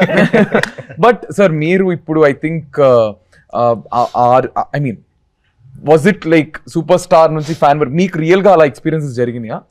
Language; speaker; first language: Telugu; native; Telugu